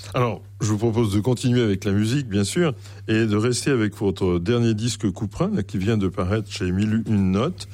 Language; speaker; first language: French; native; French